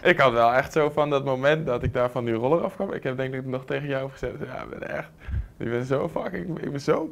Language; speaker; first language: Dutch; native; Dutch